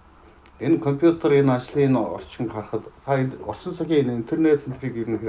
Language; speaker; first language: Mongolian; native; Mongolian